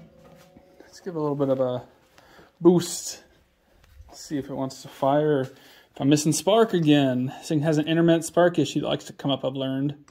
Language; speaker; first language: English; native; English